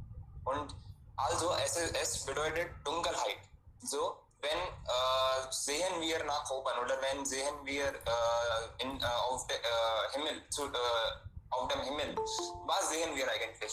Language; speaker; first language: German; non-native, learner; Hindi